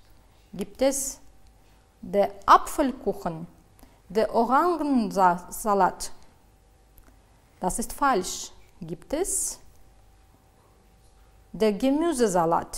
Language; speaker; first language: German; non-native, fluent; Uzbek